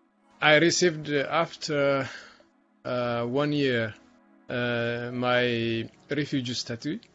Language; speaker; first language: English; non-native, learner; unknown